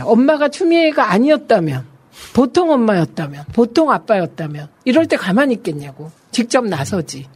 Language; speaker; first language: Korean; native; Korean